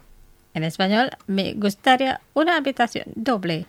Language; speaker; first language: Spanish; non-native, fluent; Indonesian